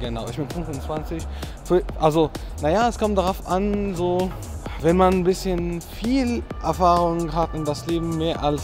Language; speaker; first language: German; non-native, fluent; Arabic